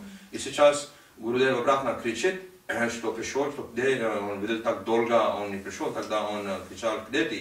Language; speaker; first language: Russian; non-native, learner; Hindi